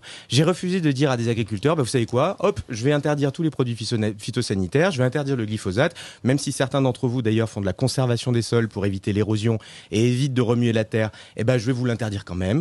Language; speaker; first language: French; native; French